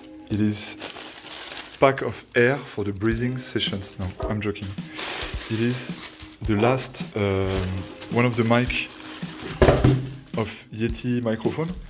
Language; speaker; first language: English; non-native, fluent; French